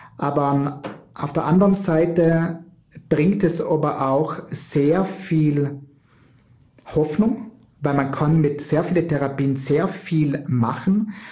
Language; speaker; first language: German; native; German